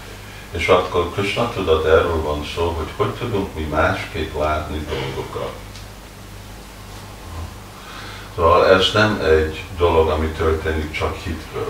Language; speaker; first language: Hungarian; early bilingual, heritage; Hungarian